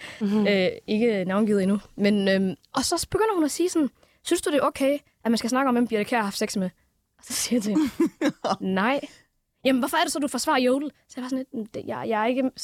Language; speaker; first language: Danish; early bilingual, other home language; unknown